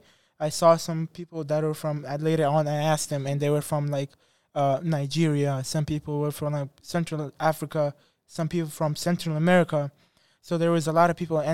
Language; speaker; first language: English; non-native, fluent; Persian